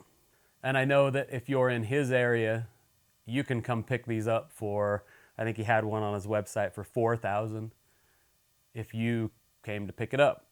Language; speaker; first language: English; native; English